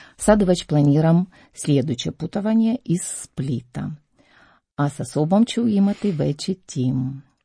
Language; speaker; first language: Croatian; non-native, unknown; Ukrainian